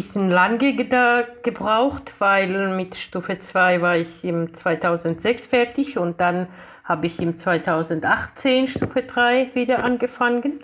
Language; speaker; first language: German; non-native, fluent; Georgian